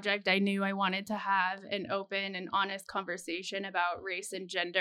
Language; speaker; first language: English; native; English